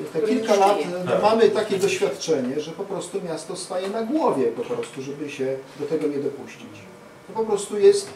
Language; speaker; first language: Polish; native; Polish